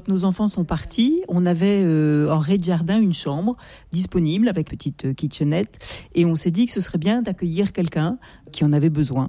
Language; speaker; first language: French; native; French